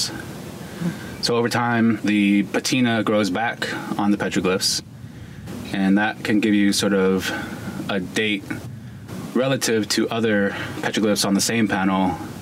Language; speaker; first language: English; native; English